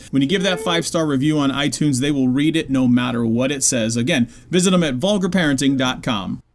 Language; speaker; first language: English; native; English